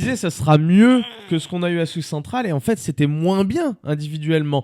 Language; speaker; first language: French; native; French